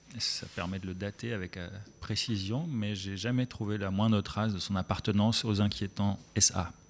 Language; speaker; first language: French; early bilingual, other home language; German